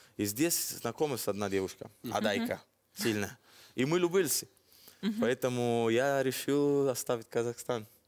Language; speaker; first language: Russian; non-native, learner; Italian